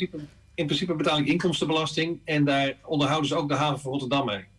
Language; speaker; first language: Dutch; native; Dutch